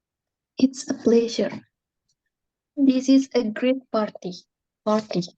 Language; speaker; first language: English; non-native, learner; Indonesian